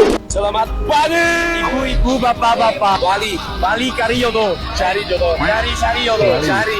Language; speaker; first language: Indonesian; non-native, learner; German